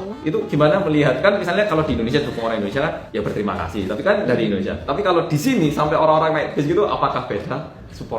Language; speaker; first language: Indonesian; native; Indonesian